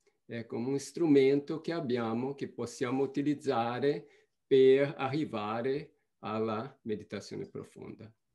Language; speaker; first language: Italian; non-native, fluent; Portuguese